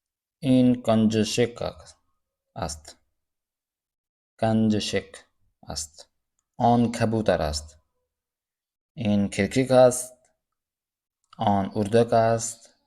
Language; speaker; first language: Persian; non-native, fluent; Urdu